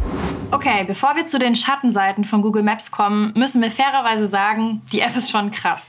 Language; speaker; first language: German; native; German